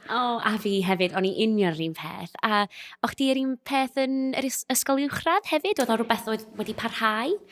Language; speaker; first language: Welsh; non-native, local second language; English